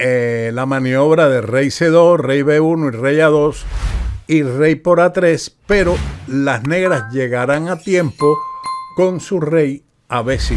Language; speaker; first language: Spanish; native; Spanish